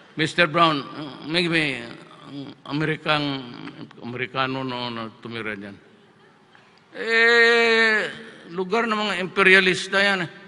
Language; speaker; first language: Filipino; non-native, local second language; Cebuano